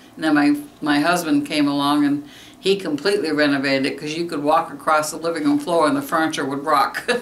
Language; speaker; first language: English; native; English